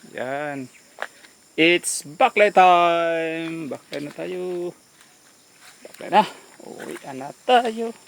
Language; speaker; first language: Filipino; non-native, local second language; Cebuano